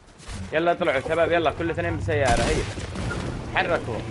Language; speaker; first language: Arabic; native; Arabic